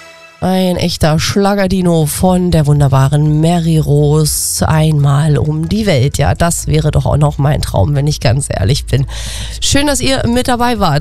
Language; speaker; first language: German; native; German